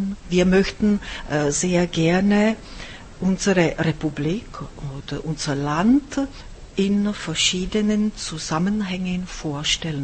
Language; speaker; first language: German; non-native, fluent; Czech